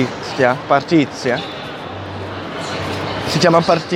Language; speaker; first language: Italian; non-native, fluent; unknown